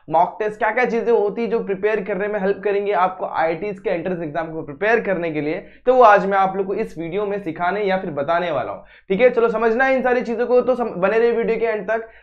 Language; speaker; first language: Hindi; native; Hindi